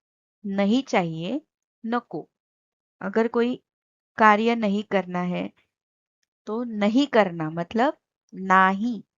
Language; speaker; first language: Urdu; non-native, local second language; Marathi